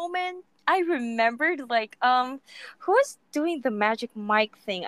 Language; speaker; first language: English; non-native, local second language; Cebuano